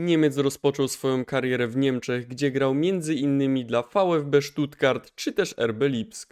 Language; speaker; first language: Polish; native; Polish